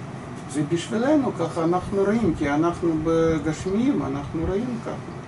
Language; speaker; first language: Hebrew; non-native, fluent; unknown